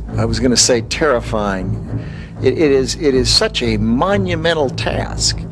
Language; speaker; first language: English; native; English